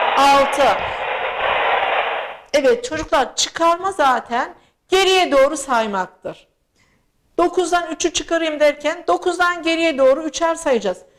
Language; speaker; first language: Turkish; native; Turkish